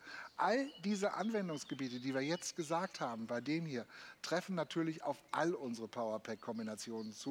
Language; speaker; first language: German; native; German